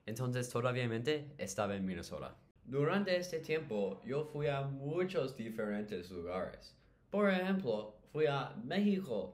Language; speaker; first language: Spanish; non-native, learner; English